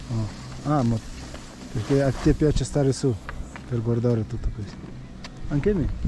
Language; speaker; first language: Italian; non-native, learner; Romanian